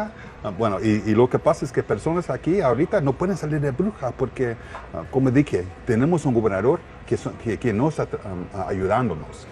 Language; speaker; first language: Spanish; non-native, learner; English